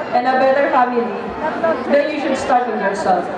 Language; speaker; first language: English; non-native, local second language; Filipino